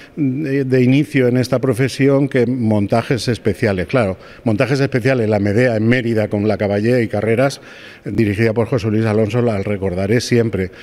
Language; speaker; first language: Spanish; native; Spanish